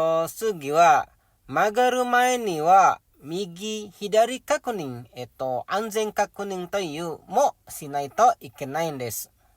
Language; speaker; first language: Japanese; non-native, learner; Indonesian